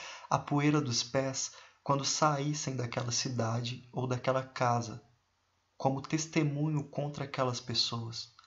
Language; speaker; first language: Portuguese; native; Portuguese